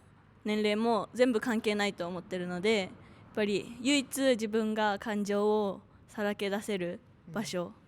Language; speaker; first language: Japanese; native; Japanese